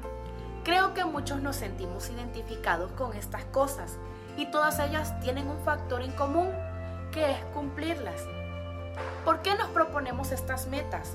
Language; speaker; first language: Spanish; native; Spanish